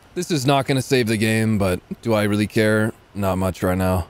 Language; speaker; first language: English; native; English